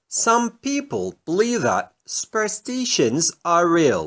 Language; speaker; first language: English; non-native, fluent; Turkish